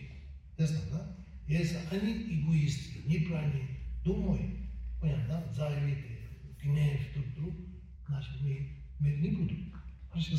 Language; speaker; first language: Russian; non-native, learner; Tibetan